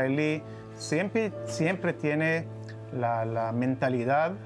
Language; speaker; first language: Spanish; non-native, learner; Hebrew